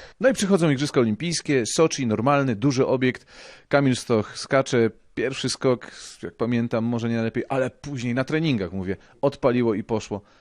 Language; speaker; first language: Polish; native; Polish